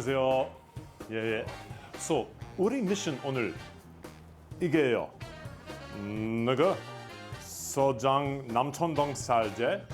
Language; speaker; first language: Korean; non-native, learner; English